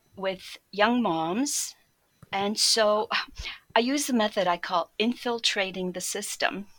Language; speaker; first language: English; early bilingual, other home language; Polish